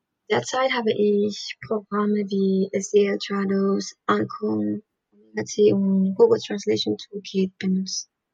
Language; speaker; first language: German; non-native, fluent; Spanish